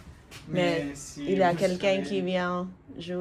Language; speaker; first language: French; non-native, learner; English